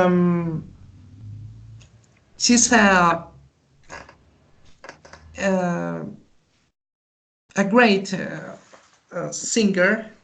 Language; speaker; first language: English; non-native, learner; Spanish